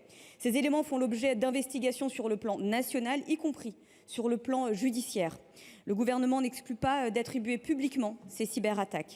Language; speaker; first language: French; native; French